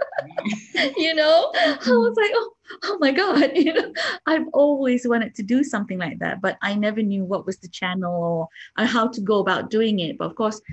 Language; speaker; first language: English; non-native, local second language; Malay